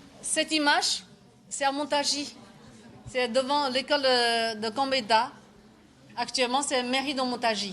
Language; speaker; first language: French; non-native, fluent; Chinese